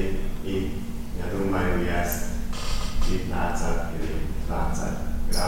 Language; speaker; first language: Russian; non-native, learner; Hungarian